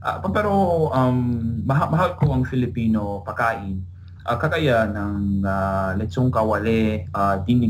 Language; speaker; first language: Filipino; non-native, learner; English